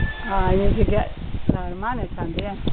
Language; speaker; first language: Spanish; non-native, learner; English